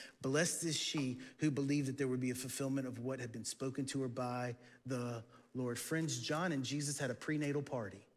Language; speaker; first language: English; native; English